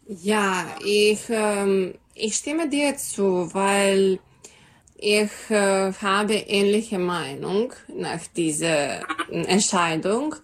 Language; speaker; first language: German; non-native, learner; Serbian